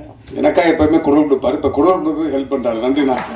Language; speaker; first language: Tamil; native; Tamil